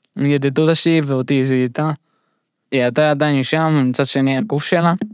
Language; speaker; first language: Hebrew; early bilingual, other home language; Russian